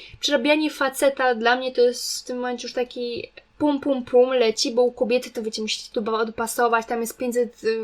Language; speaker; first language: Polish; native; Polish